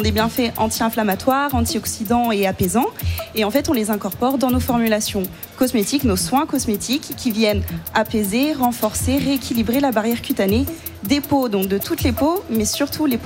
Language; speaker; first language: French; native; French